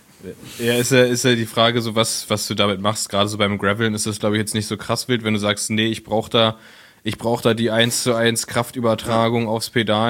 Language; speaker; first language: German; native; German